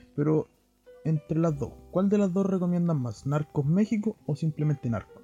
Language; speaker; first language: Spanish; native; Spanish